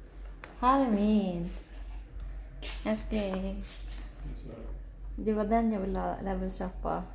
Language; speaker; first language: Swedish; non-native, learner; Filipino